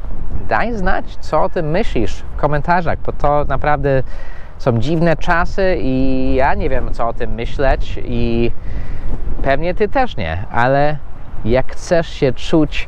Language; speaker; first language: Polish; non-native, fluent; English